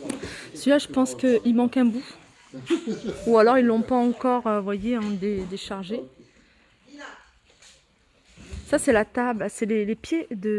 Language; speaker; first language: French; native; French